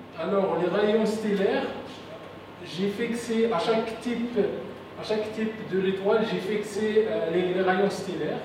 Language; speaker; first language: French; non-native, local second language; Arabic